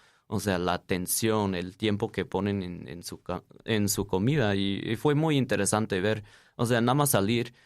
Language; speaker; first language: Spanish; non-native, fluent; English